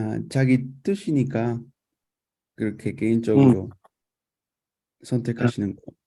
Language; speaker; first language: Korean; non-native, fluent; Spanish